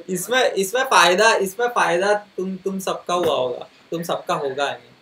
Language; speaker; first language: Hindi; non-native, local second language; Marathi